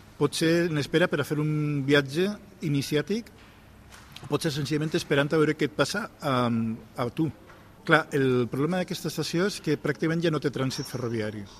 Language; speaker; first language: Catalan; non-native, local second language; Spanish